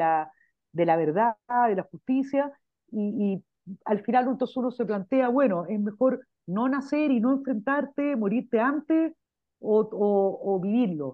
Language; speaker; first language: Spanish; native; Spanish